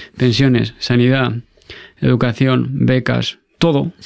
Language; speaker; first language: Spanish; native; Spanish